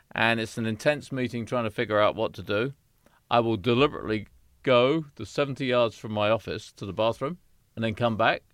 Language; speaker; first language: English; native; English